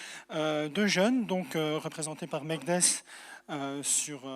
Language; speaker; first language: French; native; French